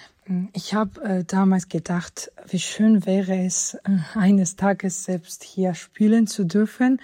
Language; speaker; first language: German; non-native, fluent; Georgian